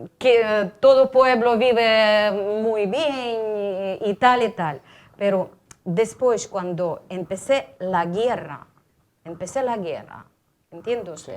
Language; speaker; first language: Spanish; non-native, fluent; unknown